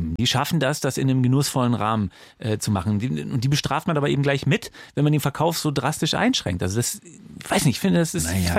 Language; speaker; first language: German; native; German